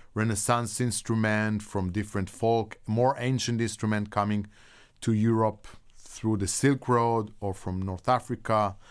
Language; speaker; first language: English; non-native, fluent; Hebrew